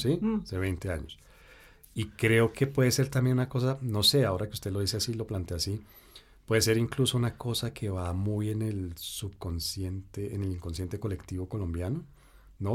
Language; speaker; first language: Spanish; native; Spanish